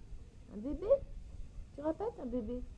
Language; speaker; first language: French; native; French